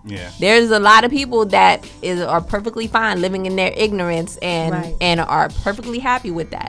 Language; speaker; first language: English; early bilingual, other home language; Haitian Creole